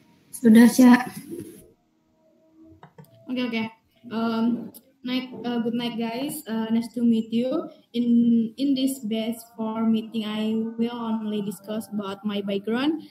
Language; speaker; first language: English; non-native, learner; Indonesian